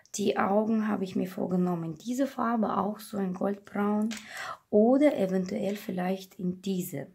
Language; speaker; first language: German; non-native, fluent; Russian